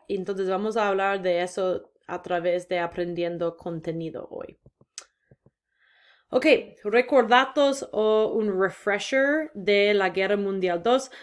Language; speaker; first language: Spanish; non-native, fluent; English